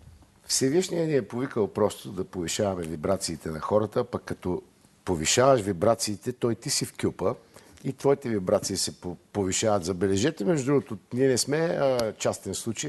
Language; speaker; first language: Bulgarian; native; Bulgarian